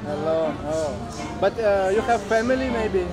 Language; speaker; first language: English; non-native, learner; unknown